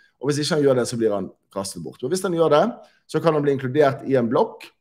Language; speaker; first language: Norwegian; native; Norwegian